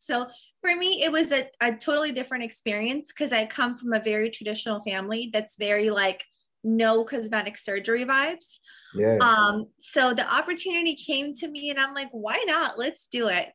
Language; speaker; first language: English; non-native, fluent; Serbian